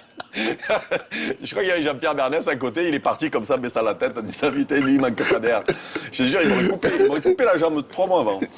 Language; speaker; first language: French; native; French